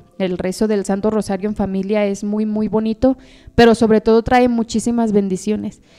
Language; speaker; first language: Spanish; native; Spanish